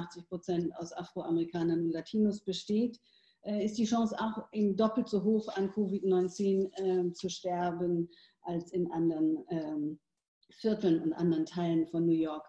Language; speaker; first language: German; native; German